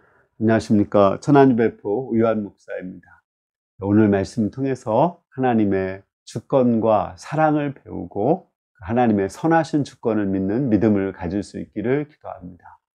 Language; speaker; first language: Korean; native; Korean